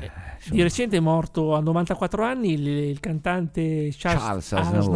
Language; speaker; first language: Italian; native; Italian